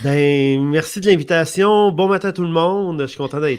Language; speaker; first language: French; native; French